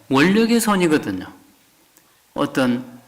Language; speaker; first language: Korean; native; Korean